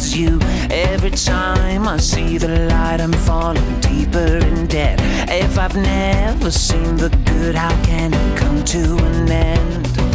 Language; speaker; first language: English; non-native, fluent; Arabic